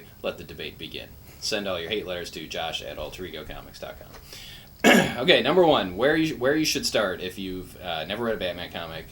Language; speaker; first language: English; native; English